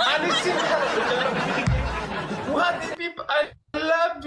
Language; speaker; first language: English; non-native, learner; Oromo